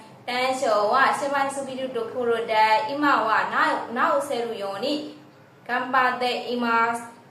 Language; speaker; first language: Japanese; non-native, learner; Burmese